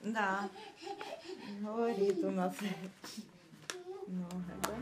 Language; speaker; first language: Russian; native; Russian